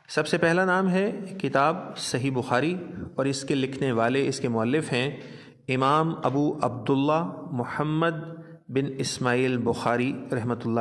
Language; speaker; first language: Urdu; non-native, local second language; Punjabi